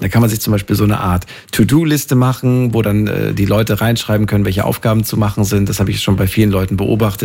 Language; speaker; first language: German; native; German